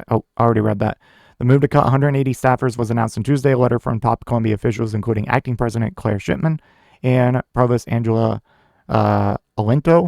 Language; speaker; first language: English; native; English